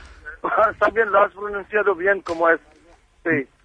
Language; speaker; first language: Spanish; non-native, fluent; Arabic